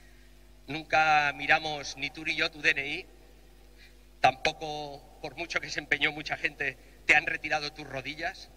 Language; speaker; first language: Spanish; native; Spanish